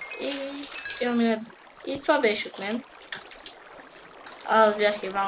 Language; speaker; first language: Bulgarian; native; Bulgarian